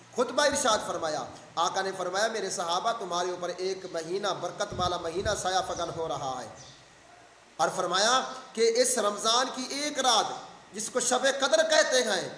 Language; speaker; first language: Urdu; non-native, local second language; Saraiki